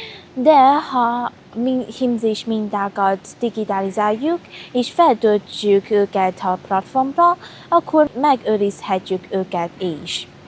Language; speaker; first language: Hungarian; non-native, learner; Chinese